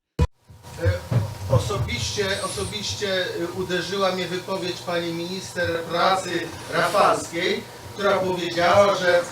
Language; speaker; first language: Polish; native; Polish